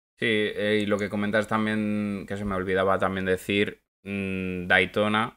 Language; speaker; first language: Spanish; native; Spanish